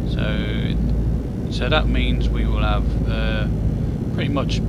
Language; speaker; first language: English; native; English